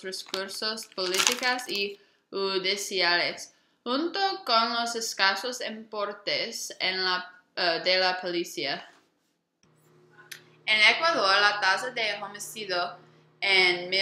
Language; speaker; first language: Spanish; non-native, learner; English